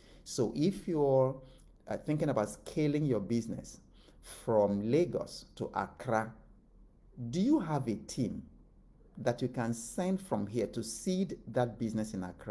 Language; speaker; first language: English; non-native, local second language; Igbo